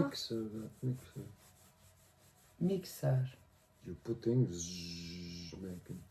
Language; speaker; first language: English; non-native, learner; Turkish